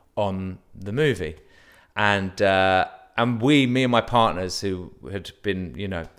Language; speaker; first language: English; native; English